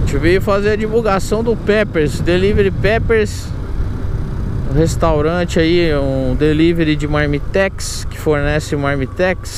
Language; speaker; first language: Portuguese; native; Portuguese